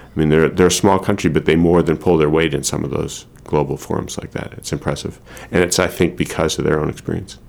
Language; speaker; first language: English; native; English